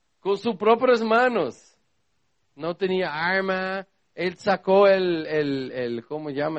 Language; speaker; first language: Spanish; non-native, learner; Portuguese